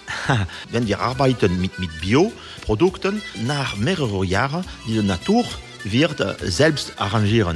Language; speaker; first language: German; non-native, fluent; French